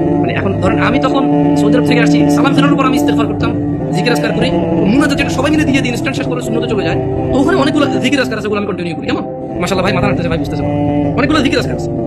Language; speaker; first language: Bangla; early bilingual, heritage; Bangla